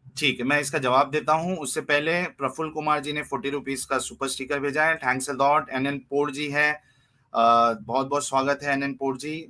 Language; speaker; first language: Hindi; native; Hindi